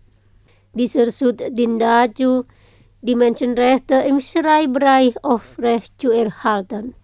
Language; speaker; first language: German; non-native, fluent; Indonesian